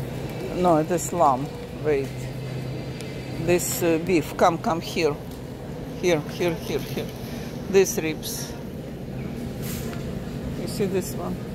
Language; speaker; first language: English; non-native, learner; Russian